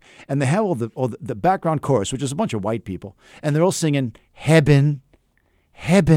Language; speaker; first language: English; native; English